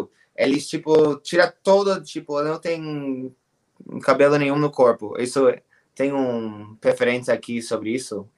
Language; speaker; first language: Portuguese; non-native, learner; English